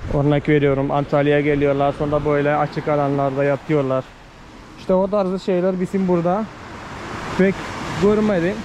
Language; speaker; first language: Turkish; non-native, fluent; Malayalam